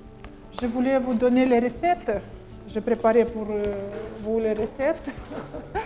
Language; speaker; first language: French; non-native, learner; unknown